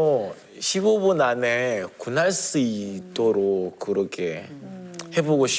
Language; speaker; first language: Korean; non-native, fluent; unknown